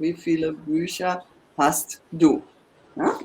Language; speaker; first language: German; non-native, fluent; English